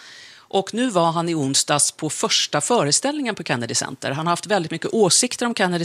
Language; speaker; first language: Swedish; native; Swedish